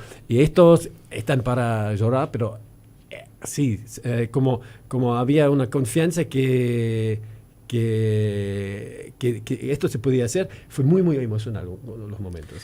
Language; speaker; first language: Spanish; non-native, fluent; German